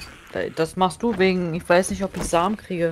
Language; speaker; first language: German; native; German